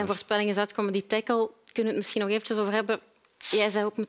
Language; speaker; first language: Dutch; native; Dutch